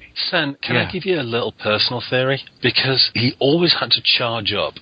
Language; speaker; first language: English; native; English